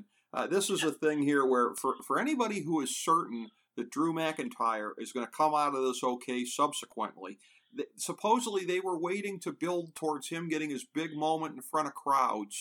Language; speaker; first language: English; native; English